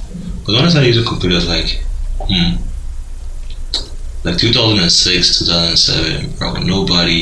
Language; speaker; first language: English; non-native, local second language; Igbo